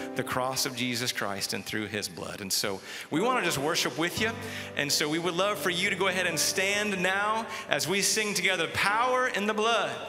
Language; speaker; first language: English; native; English